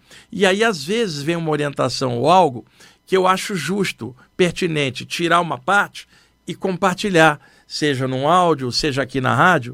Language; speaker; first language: Portuguese; native; Portuguese